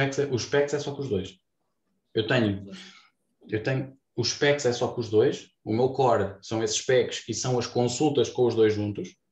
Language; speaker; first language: Portuguese; native; Portuguese